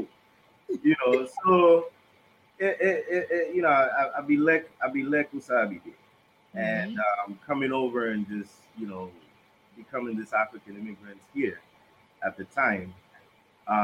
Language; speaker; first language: English; non-native, local second language; Krio